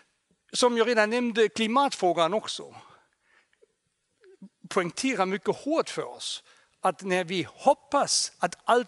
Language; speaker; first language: Swedish; non-native, fluent; German